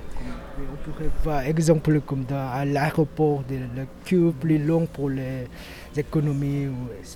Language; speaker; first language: French; non-native, learner; Korean